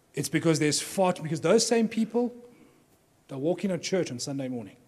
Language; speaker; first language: English; native; English